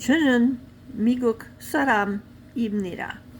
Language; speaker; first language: Korean; non-native, learner; English